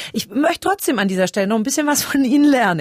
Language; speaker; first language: German; native; German